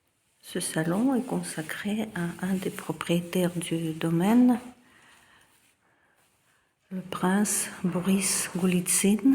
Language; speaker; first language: French; non-native, fluent; Russian